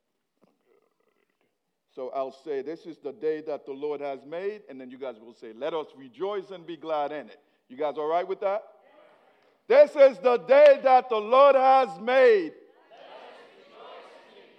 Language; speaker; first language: English; non-native, fluent; Haitian Creole